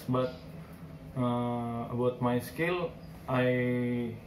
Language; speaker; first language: English; non-native, learner; Indonesian